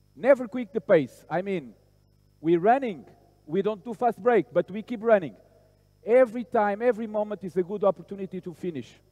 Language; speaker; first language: English; non-native, fluent; Portuguese